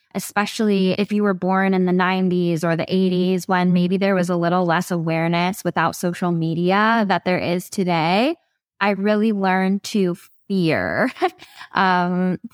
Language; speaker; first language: English; native; English